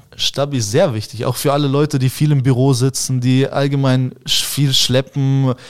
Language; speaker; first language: German; early bilingual, other home language; Russian